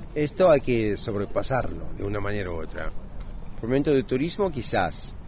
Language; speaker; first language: Spanish; native; Spanish